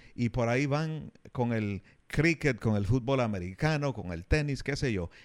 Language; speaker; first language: Spanish; native; Spanish